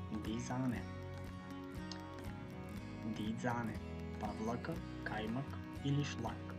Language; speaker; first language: German; non-native, fluent; Macedonian